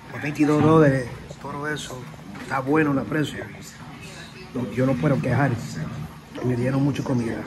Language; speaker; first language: Spanish; early bilingual, heritage; English